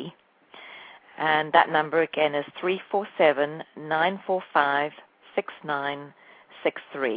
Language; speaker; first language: English; native; English